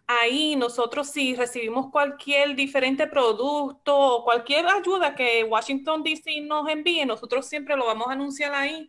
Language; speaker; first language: Spanish; early bilingual, heritage; Spanish